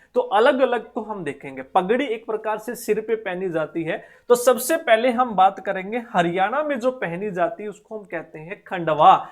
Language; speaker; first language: Hindi; native; Hindi